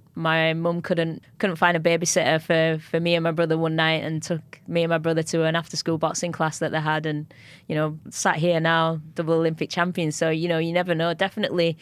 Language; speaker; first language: English; native; English